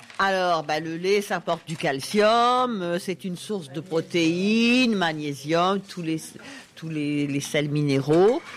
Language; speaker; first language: French; native; French